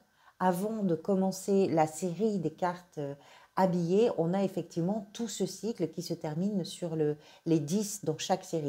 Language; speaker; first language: French; native; French